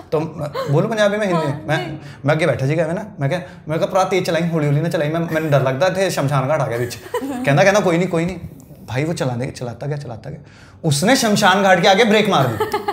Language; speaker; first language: Hindi; native; Hindi